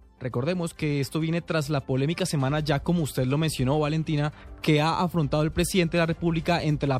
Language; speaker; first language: Spanish; native; Spanish